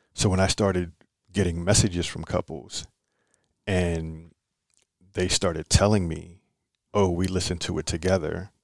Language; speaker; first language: English; native; English